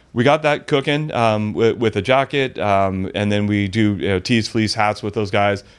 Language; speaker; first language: English; native; English